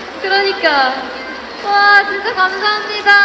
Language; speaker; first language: Korean; non-native, fluent; Japanese